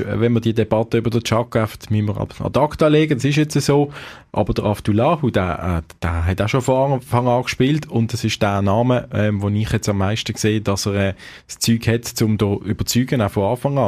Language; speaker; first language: German; native; German